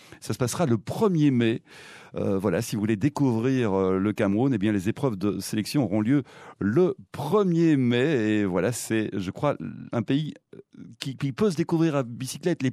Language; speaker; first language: French; native; French